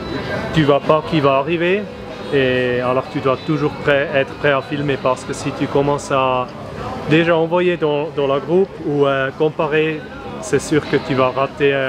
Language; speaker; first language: French; non-native, fluent; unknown